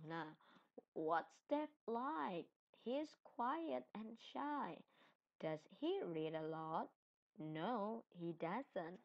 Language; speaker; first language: English; non-native, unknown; Indonesian